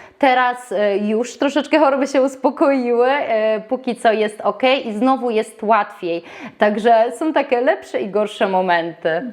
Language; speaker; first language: Polish; native; Polish